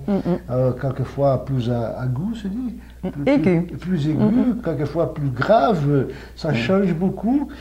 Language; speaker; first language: French; non-native, fluent; Portuguese